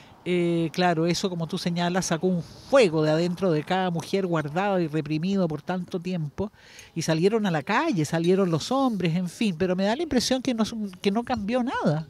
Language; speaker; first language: Spanish; native; Spanish